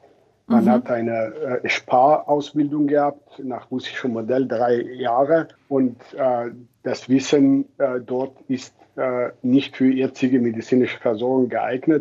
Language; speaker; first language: German; non-native, fluent; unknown